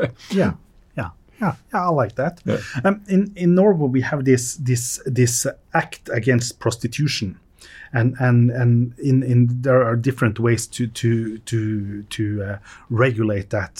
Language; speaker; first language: English; non-native, fluent; Norwegian